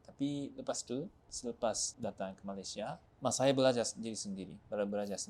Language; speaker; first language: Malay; non-native, fluent; Japanese